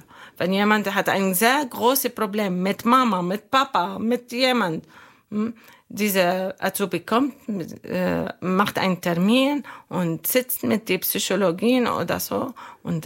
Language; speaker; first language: German; non-native, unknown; Arabic